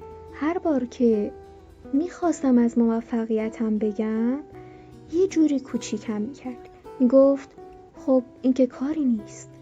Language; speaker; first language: Persian; native; Persian